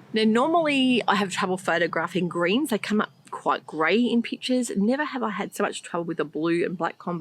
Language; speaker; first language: English; native; English